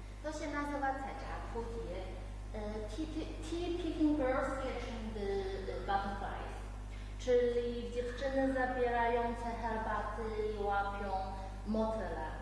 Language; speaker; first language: Polish; non-native, learner; Chinese